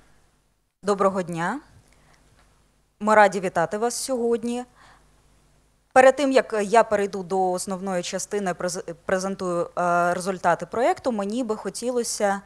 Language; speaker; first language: Ukrainian; native; Ukrainian